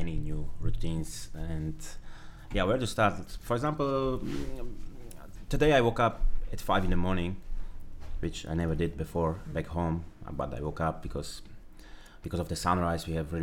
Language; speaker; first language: English; non-native, fluent; Slovak